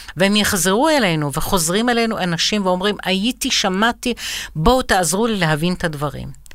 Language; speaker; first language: Hebrew; non-native, fluent; Arabic